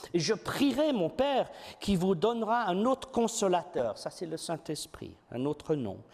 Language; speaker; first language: French; non-native, fluent; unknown